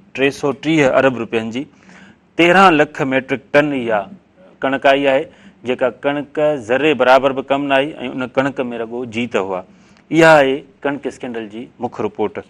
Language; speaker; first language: Sindhi; native; Sindhi